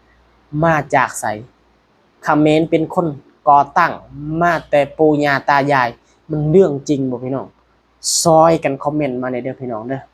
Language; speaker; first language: Thai; non-native, local second language; Lao